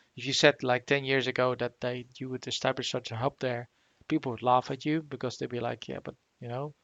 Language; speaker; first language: English; non-native, fluent; Dutch